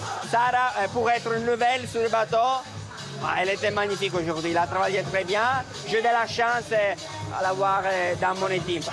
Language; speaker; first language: French; non-native, learner; Italian